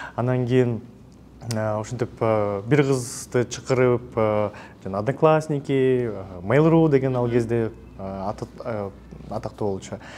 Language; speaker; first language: Kyrgyz; native; Kyrgyz